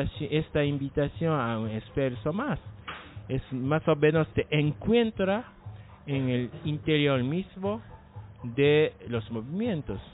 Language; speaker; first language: Spanish; non-native, learner; Japanese